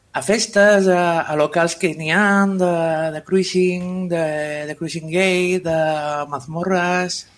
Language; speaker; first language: Catalan; non-native, local second language; Spanish